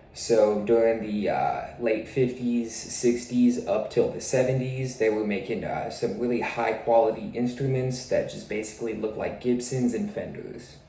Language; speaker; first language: English; native; English